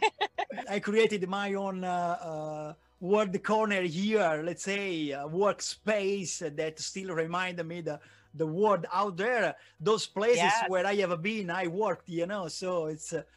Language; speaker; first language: English; non-native, fluent; Italian